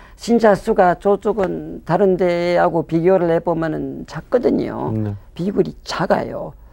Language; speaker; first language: Korean; non-native, fluent; French